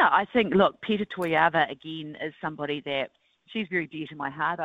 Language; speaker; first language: English; native; English